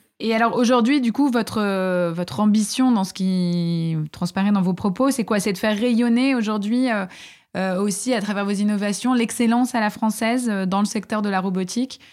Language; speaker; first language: French; native; French